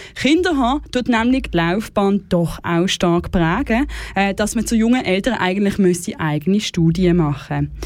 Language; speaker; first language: German; native; German